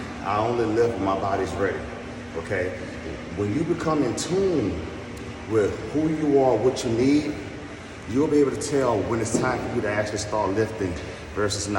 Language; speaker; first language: English; native; English